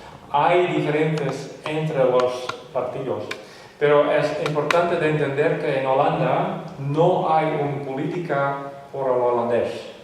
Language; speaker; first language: Spanish; non-native, fluent; Western Frisian